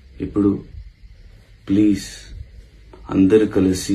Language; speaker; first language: Telugu; non-native, local second language; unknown